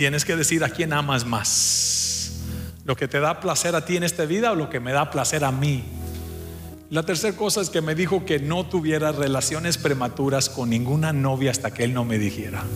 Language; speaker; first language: Spanish; early bilingual, heritage; Spanish